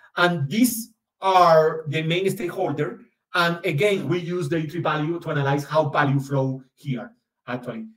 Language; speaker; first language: English; non-native, fluent; Spanish